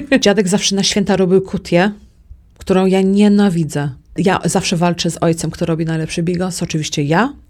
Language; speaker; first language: Polish; early bilingual, heritage; Polish